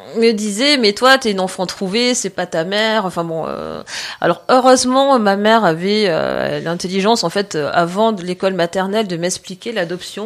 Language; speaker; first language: French; native; French